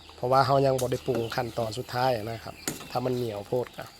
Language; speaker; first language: Thai; non-native, local second language; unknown